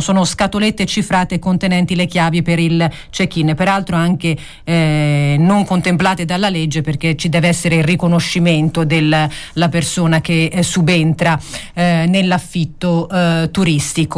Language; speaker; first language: Italian; native; Italian